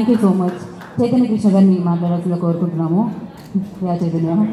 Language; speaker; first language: Telugu; native; Telugu